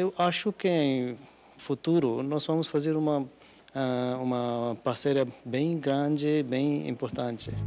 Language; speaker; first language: Portuguese; non-native, learner; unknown